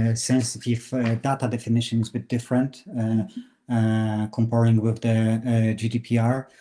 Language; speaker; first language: English; non-native, fluent; Chinese